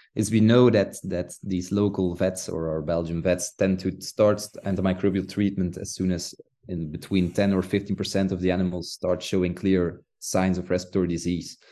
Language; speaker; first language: English; non-native, fluent; Dutch